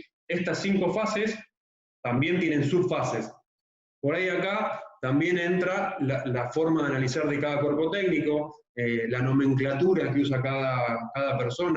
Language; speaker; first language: Spanish; native; Spanish